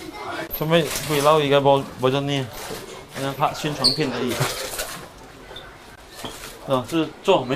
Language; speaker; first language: Chinese; native; Chinese